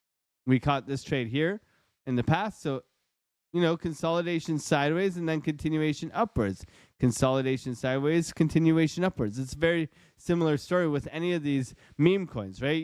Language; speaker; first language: English; native; English